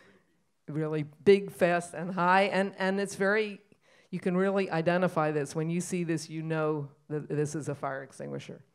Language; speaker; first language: English; native; English